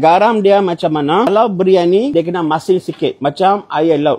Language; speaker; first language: Malay; native; Malay